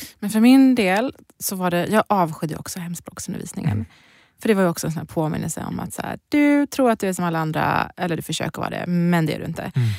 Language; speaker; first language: Swedish; early bilingual, other home language; Persian